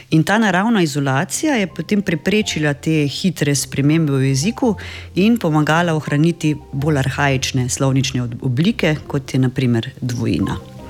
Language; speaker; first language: Slovenian; native; Slovenian